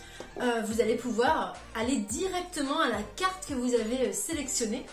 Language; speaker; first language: French; native; French